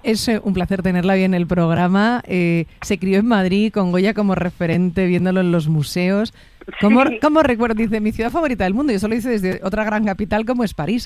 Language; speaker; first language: Spanish; native; Spanish